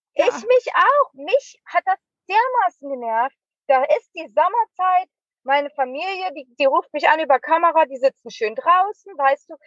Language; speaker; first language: German; native; German